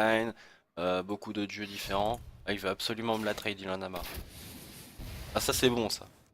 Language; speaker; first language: French; native; French